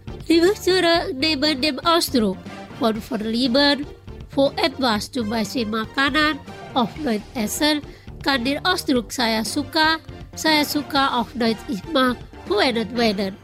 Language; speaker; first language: German; non-native, fluent; Indonesian